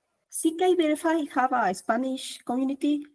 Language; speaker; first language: English; non-native, learner; Spanish